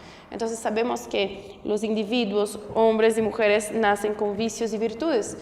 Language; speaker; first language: Spanish; non-native, fluent; Portuguese